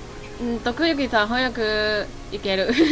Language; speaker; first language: Japanese; non-native, learner; Chinese